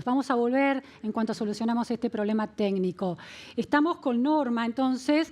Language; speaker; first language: Spanish; native; Spanish